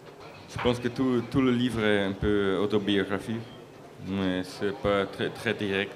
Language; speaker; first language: French; non-native, local second language; Dutch